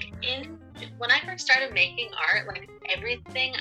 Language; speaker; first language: English; native; English